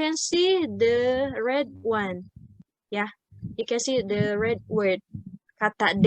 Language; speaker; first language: English; non-native, fluent; Indonesian